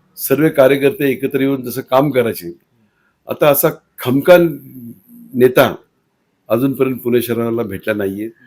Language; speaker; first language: Marathi; native; Marathi